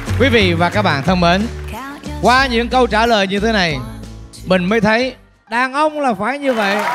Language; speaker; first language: Vietnamese; native; Vietnamese